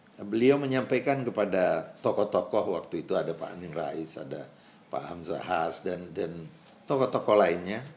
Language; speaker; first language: Indonesian; native; Indonesian